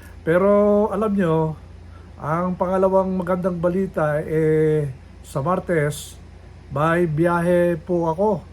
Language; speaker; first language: Filipino; non-native, local second language; Iloko